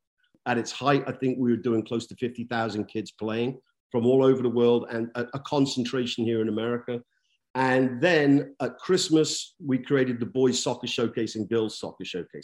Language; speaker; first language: English; native; English